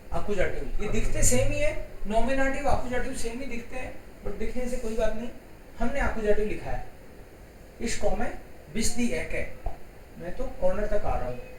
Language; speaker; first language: Hindi; native; Hindi